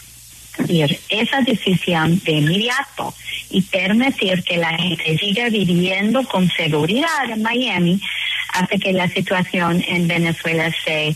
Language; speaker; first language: Spanish; non-native, fluent; English